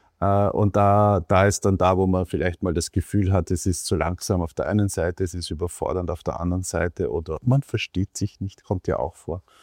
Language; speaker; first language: German; native; German